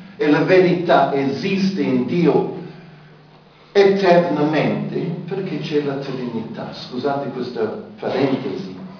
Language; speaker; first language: Italian; non-native, fluent; English